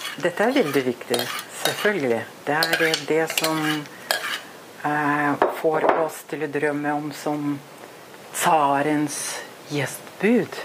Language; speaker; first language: Norwegian; non-native, fluent; Russian